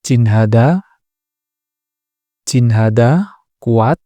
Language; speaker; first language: Korean; non-native, fluent; Indonesian